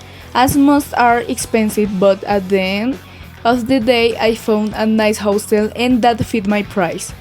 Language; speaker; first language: English; non-native, learner; Spanish